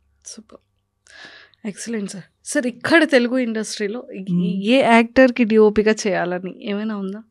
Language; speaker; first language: Telugu; native; Telugu